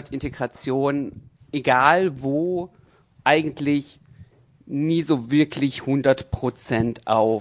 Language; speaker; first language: German; native; German